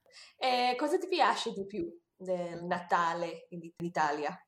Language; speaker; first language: Italian; non-native, fluent; English